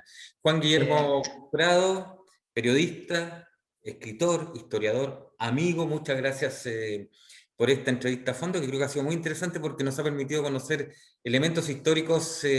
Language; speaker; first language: Spanish; native; Spanish